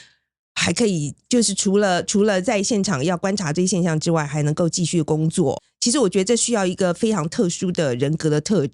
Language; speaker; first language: Chinese; native; Chinese